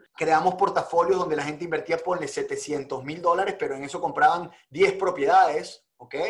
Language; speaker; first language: Spanish; native; Spanish